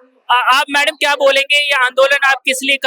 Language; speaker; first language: Hindi; native; Hindi